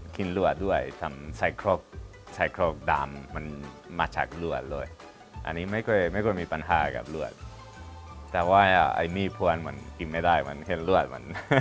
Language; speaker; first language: Thai; non-native, learner; Spanish